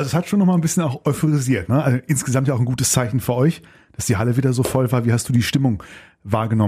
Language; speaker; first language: German; native; German